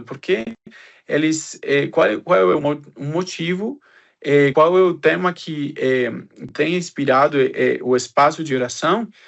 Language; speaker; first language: Portuguese; non-native, fluent; Spanish